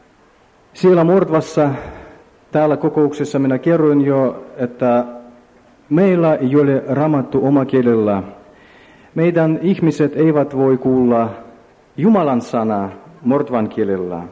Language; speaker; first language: Finnish; non-native, learner; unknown